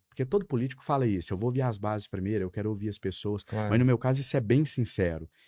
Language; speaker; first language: Portuguese; native; Portuguese